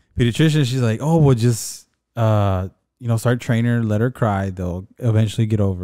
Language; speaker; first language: English; early bilingual, other home language; Spanish